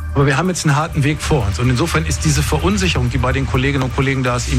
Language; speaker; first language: German; native; German